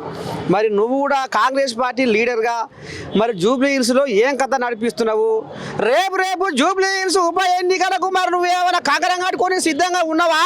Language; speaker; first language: Telugu; native; Telugu